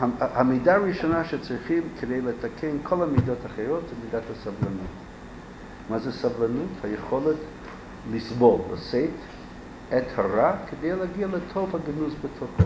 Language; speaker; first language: Hebrew; non-native, fluent; English